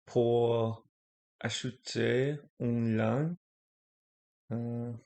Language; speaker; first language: French; non-native, learner; English